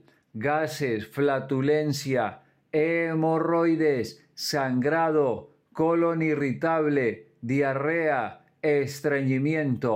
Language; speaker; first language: Spanish; native; Spanish